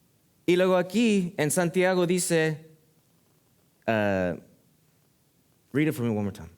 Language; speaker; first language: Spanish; early bilingual, heritage; Spanish